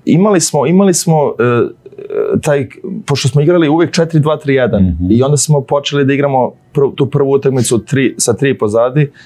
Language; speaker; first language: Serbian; early bilingual, heritage; Serbian